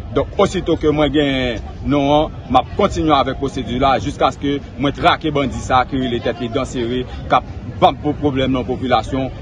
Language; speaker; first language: Haitian Creole; native; Haitian Creole